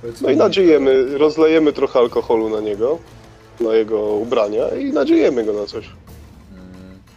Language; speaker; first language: Polish; native; Polish